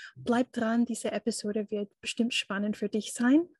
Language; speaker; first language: German; non-native, fluent; English